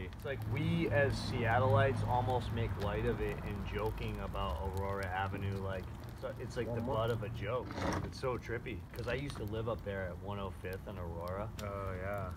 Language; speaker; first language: English; native; English